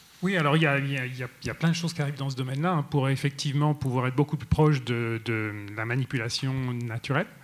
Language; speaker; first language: French; native; French